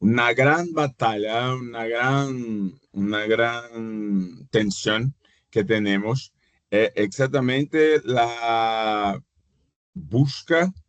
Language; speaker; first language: Spanish; non-native, fluent; Portuguese